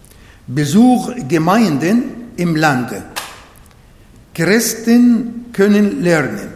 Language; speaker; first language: German; non-native, learner; Arabic